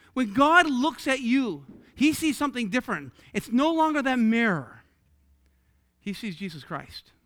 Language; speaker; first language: English; native; English